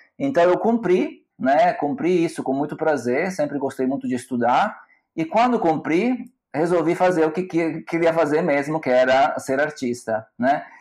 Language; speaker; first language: Portuguese; non-native, fluent; Italian